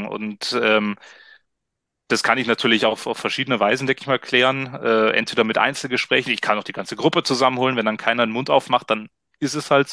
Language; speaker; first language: German; native; German